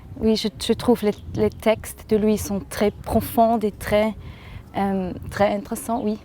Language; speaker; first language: French; non-native, local second language; Swiss German